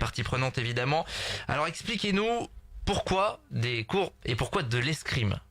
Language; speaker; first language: French; native; French